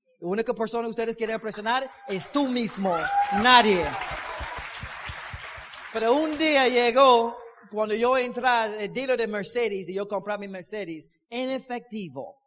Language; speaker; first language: Spanish; non-native, learner; English